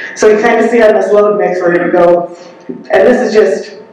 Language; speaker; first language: English; native; English